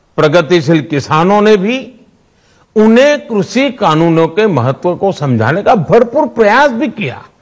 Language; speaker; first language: Hindi; non-native, local second language; Gujarati